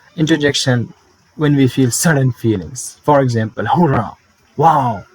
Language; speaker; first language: English; non-native, local second language; Urdu